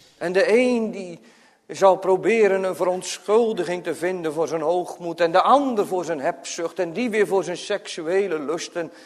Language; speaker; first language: Dutch; native; Dutch